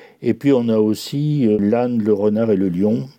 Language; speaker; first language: French; native; French